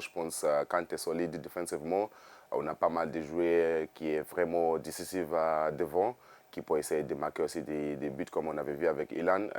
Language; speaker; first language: French; non-native, fluent; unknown